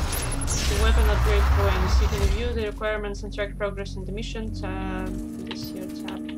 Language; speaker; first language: English; non-native, learner; Russian